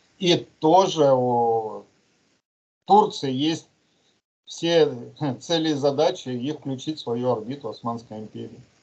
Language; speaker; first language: Russian; native; Russian